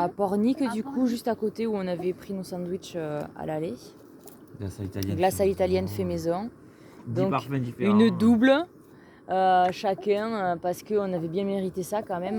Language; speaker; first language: French; native; French